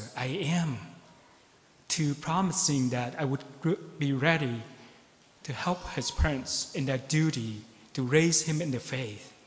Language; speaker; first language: English; non-native, fluent; Vietnamese